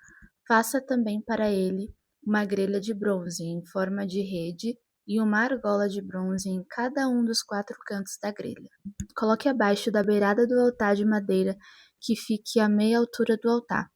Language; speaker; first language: Portuguese; native; Portuguese